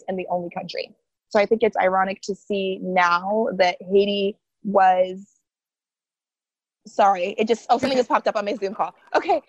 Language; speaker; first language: English; early bilingual, other home language; Haitian Creole